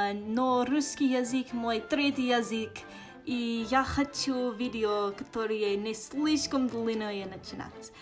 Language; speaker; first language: Russian; non-native, learner; English